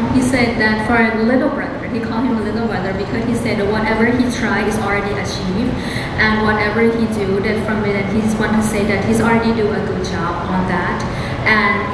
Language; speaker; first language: English; non-native, fluent; Thai